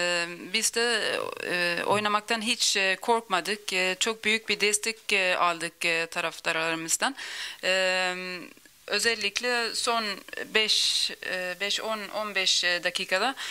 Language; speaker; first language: Turkish; early bilingual, other home language; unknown